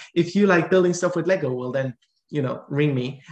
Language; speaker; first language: English; native; English